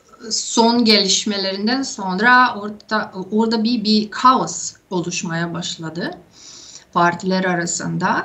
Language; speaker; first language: Turkish; non-native, fluent; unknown